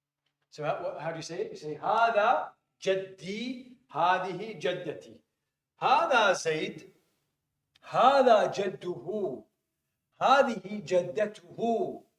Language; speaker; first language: Arabic; non-native, fluent; English